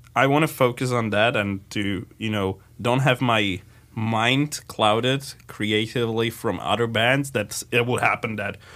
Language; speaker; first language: English; non-native, fluent; Slovak